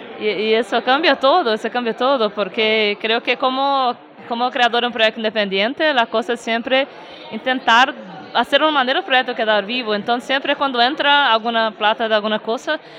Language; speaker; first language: Spanish; non-native, fluent; Portuguese